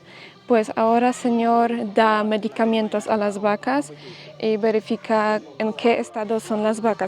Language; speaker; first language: Spanish; non-native, fluent; Polish